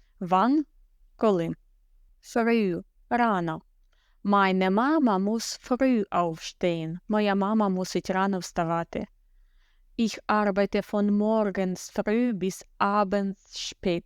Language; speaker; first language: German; non-native, fluent; Ukrainian